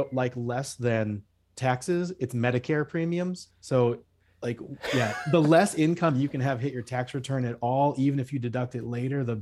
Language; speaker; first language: English; native; English